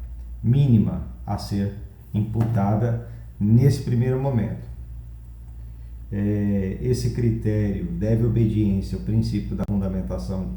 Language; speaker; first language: Portuguese; native; Portuguese